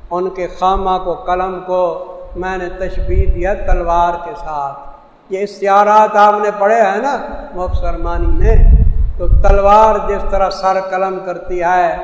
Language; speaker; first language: Urdu; non-native, local second language; Saraiki